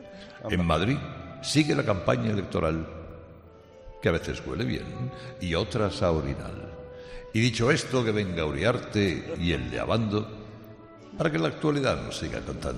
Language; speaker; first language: Spanish; native; Spanish